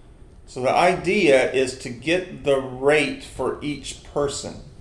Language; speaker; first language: English; native; English